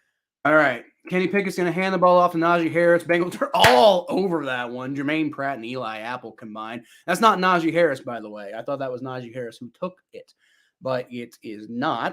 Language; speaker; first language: English; native; English